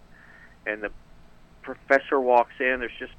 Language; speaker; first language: English; native; English